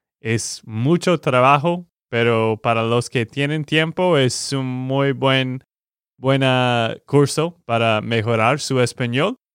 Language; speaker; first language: Spanish; non-native, learner; English